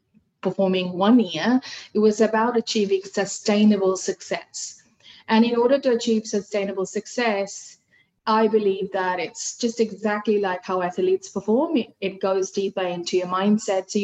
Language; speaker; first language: English; non-native, fluent; Hindi